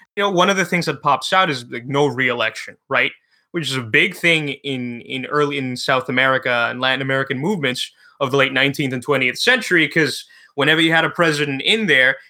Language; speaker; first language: English; early bilingual, other home language; Spanish